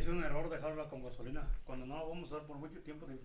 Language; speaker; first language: Spanish; native; Spanish